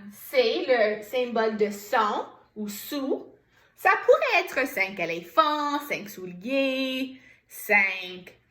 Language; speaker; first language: French; non-native, fluent; English